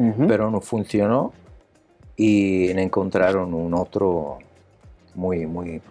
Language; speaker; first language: Spanish; non-native, learner; Italian